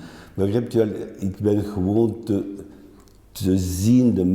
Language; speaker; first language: Dutch; non-native, local second language; French